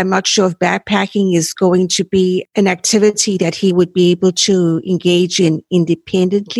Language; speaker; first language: English; native; English